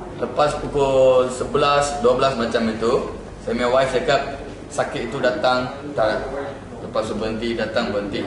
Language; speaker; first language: Malay; non-native, local second language; Tamil